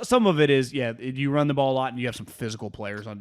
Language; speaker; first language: English; native; English